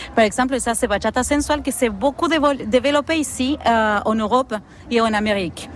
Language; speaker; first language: French; non-native, fluent; Spanish